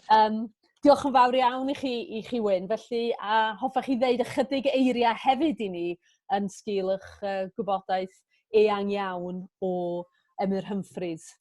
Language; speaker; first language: Welsh; native; Welsh